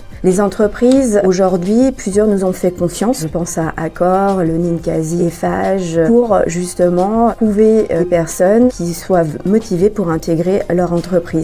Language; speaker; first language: French; native; French